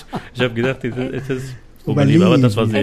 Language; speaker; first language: German; non-native, learner; Persian